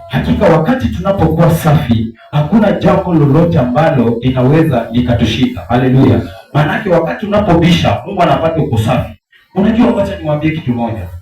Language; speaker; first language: Swahili; non-native, local second language; Luo (Kenya and Tanzania)